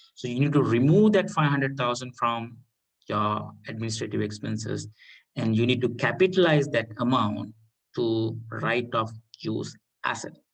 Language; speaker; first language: English; non-native, local second language; Sinhala